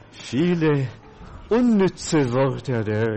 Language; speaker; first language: German; non-native, fluent; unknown